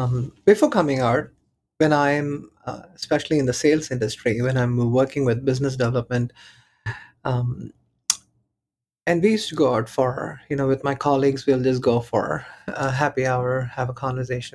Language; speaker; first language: English; non-native, local second language; Tamil